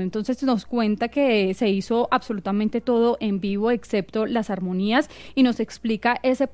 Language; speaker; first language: Spanish; native; Spanish